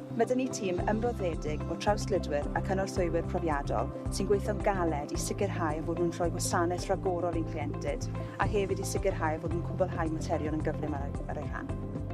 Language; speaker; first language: Welsh; non-native, local second language; English